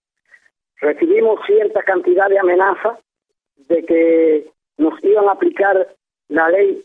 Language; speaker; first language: Spanish; native; Spanish